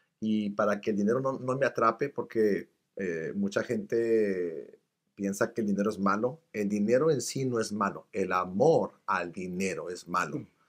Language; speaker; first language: Spanish; early bilingual, other home language; English